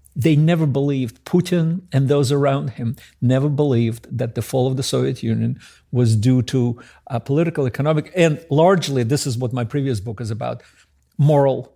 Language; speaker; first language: English; early bilingual, other home language; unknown